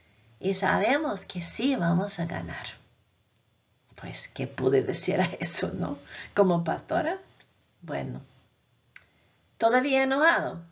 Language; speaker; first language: Spanish; non-native, fluent; English